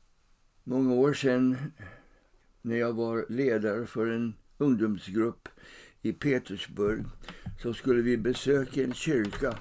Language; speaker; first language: Swedish; non-native, fluent; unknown